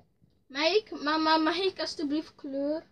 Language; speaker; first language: Dutch; early bilingual, other home language; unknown